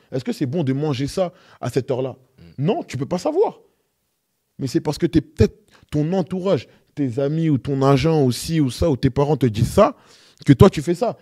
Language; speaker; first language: French; native; French